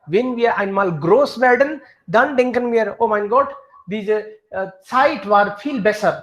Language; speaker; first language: German; non-native, fluent; Hindi